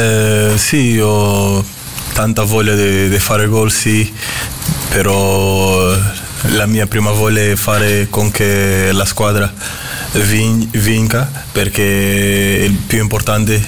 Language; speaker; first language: Italian; non-native, fluent; Portuguese